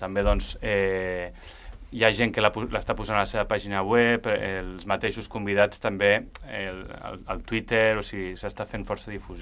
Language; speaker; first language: Catalan; native; Catalan